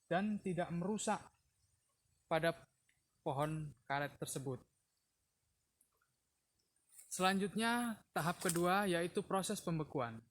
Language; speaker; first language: Indonesian; native; Indonesian